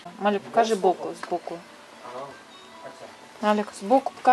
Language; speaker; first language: Russian; native; Russian